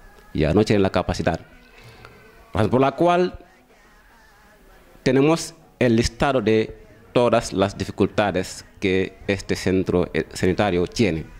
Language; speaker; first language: Spanish; non-native, fluent; Wolof